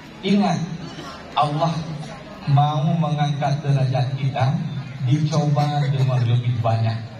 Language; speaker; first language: Indonesian; non-native, local second language; Achinese